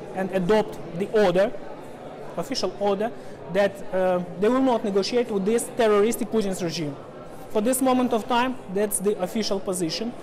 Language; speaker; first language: English; non-native, fluent; Ukrainian